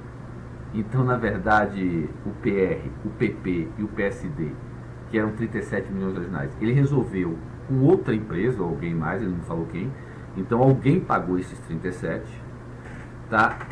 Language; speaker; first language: Portuguese; native; Portuguese